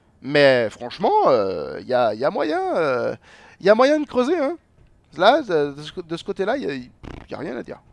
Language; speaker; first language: French; native; French